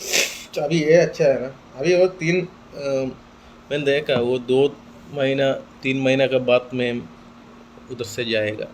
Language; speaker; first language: Hindi; non-native, local second language; Malayalam